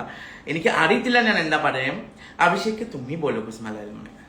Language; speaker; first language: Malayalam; non-native, learner; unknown